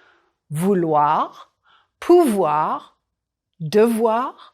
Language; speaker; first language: French; non-native, fluent; English